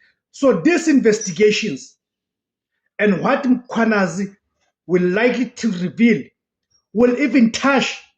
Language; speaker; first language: English; non-native, local second language; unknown